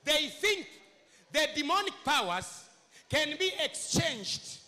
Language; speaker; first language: English; non-native, local second language; Swahili